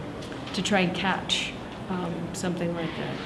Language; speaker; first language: English; native; English